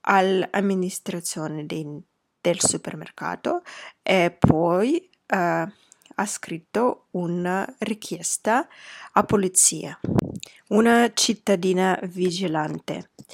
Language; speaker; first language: Italian; non-native, fluent; Russian